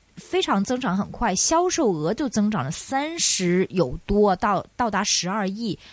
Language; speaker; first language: Chinese; non-native, local second language; Cantonese